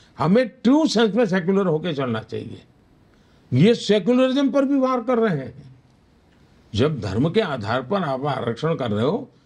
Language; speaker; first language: Hindi; non-native, local second language; Gujarati